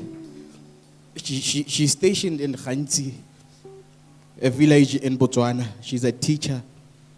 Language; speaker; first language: English; non-native, local second language; Tswana